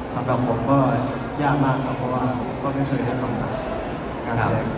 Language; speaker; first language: Thai; native; Thai